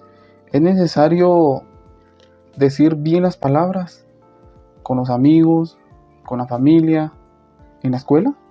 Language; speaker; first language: Spanish; non-native, local second language; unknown